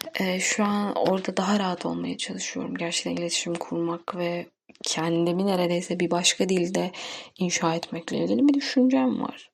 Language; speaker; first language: Turkish; non-native, local second language; Kurdish